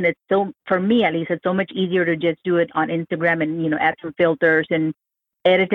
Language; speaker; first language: English; native; English